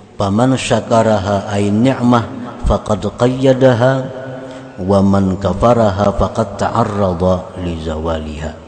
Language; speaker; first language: Indonesian; non-native, local second language; Banjar